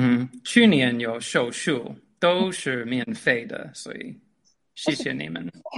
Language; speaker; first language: Chinese; non-native, fluent; English